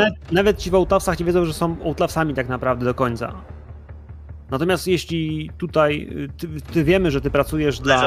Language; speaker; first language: Polish; native; Polish